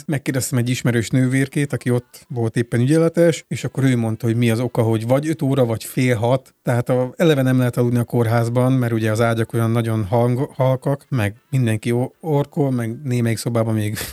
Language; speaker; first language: Hungarian; native; Hungarian